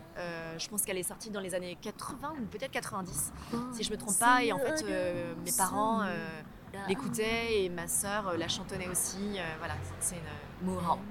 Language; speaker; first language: French; early bilingual, other home language; Vietnamese